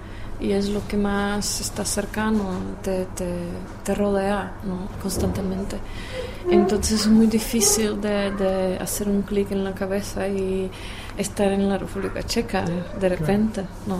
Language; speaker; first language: Spanish; non-native, fluent; Czech